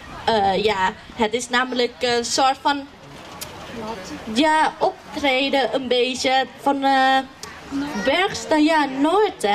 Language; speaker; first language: Dutch; non-native, fluent; Thai